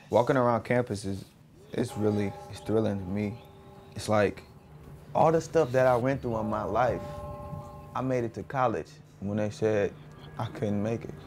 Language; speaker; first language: English; native; English